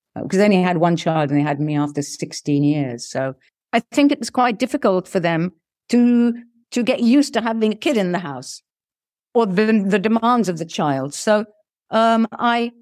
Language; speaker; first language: English; early bilingual, other home language; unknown